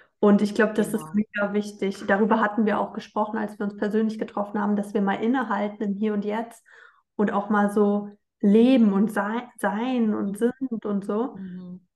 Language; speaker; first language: German; native; German